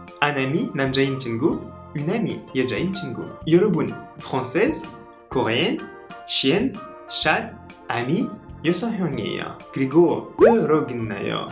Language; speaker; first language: Korean; non-native, learner; French